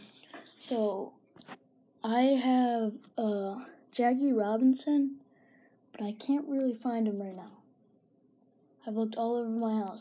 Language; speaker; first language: English; native; English